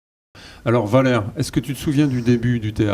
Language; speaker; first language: French; native; French